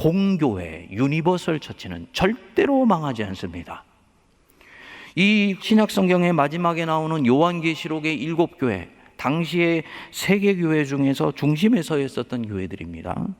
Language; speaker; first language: Korean; native; Korean